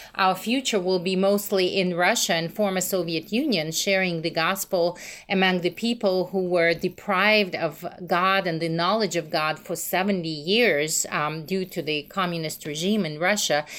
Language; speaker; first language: English; non-native, fluent; Russian